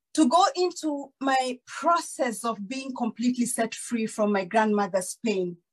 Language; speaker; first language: English; non-native, local second language; Kikuyu